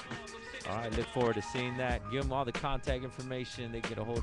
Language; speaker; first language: English; native; English